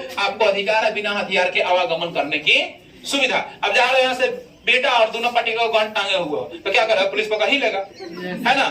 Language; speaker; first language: Hindi; native; Hindi